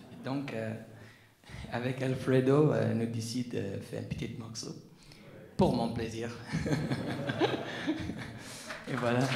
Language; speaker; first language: French; non-native, learner; Arabic